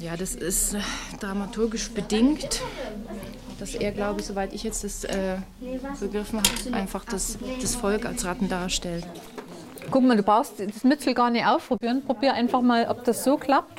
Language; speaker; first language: German; native; German